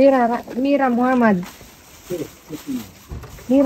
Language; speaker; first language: Spanish; non-native, learner; Filipino